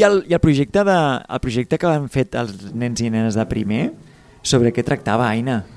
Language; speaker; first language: Catalan; native; Catalan